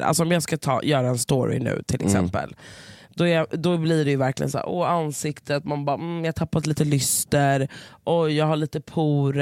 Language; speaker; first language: Swedish; native; Swedish